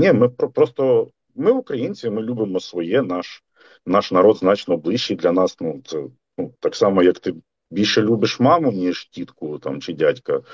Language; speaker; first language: Ukrainian; native; Ukrainian